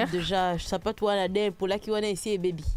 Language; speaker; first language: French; non-native, local second language; Lingala